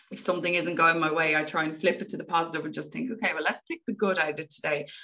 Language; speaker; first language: English; native; English